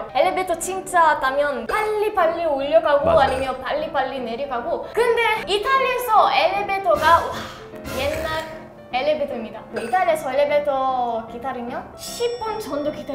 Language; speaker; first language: Korean; non-native, learner; Italian